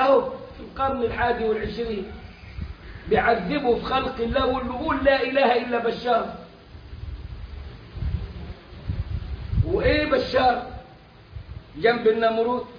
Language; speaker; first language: Arabic; native; Arabic